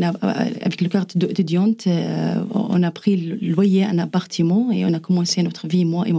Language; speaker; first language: French; non-native, learner; Arabic